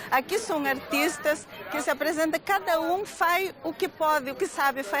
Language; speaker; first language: Portuguese; early bilingual, other home language; Galician